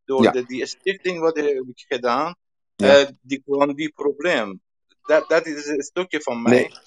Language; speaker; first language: Dutch; non-native, learner; Persian